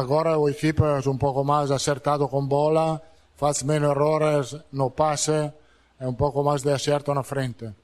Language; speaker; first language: Portuguese; non-native, learner; Italian